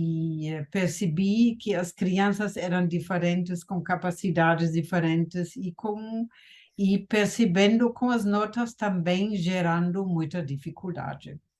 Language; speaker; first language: Portuguese; non-native, fluent; German